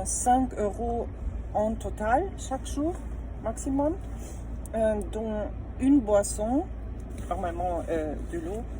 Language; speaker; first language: French; non-native, fluent; German